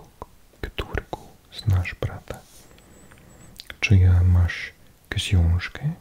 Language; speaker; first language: Polish; non-native, learner; English